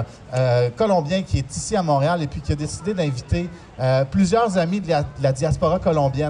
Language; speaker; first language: French; native; French